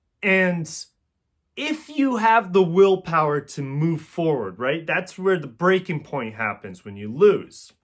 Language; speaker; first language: English; native; English